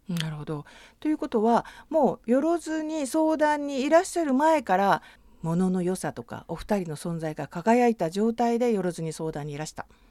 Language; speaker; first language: Japanese; native; Japanese